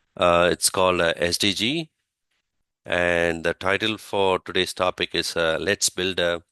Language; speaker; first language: English; non-native, local second language; Tamil